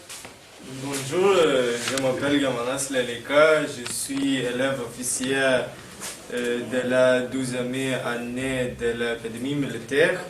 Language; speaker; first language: French; non-native, learner; Lithuanian